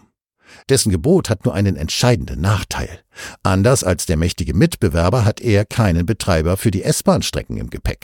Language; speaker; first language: German; native; German